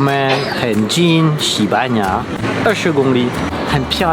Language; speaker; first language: Chinese; non-native, learner; French